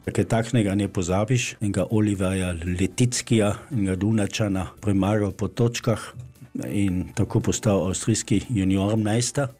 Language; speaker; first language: Slovenian; native; Slovenian